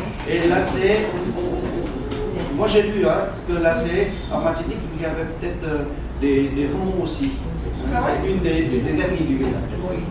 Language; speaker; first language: French; non-native, fluent; Vietnamese